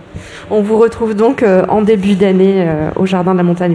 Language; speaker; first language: French; native; French